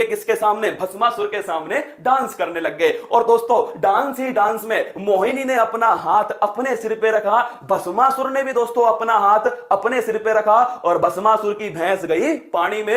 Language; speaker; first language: Hindi; native; Hindi